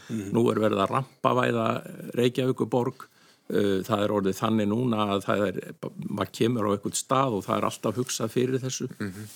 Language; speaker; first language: Icelandic; native; Icelandic